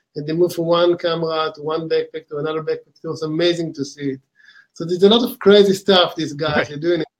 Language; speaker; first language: English; non-native, fluent; Hebrew